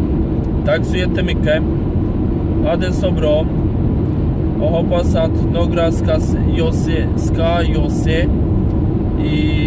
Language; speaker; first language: Swedish; non-native, fluent; Polish